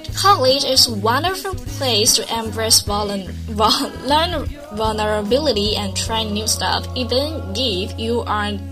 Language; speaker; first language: English; non-native, fluent; Chinese